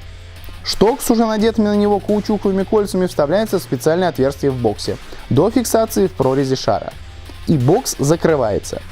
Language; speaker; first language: Russian; native; Russian